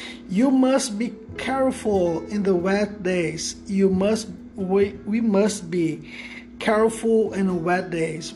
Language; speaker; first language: English; non-native, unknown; Portuguese